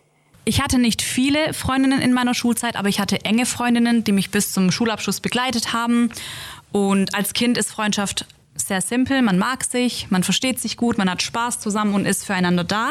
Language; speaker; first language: German; early bilingual, other home language; Turkish